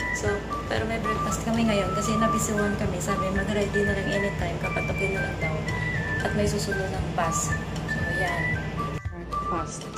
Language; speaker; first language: Filipino; non-native, local second language; Hiligaynon